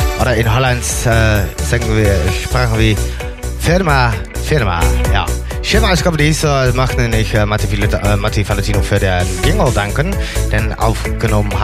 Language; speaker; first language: German; non-native, learner; Dutch